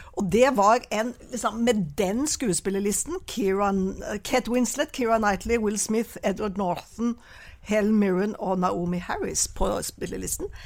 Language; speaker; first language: Norwegian; native; Norwegian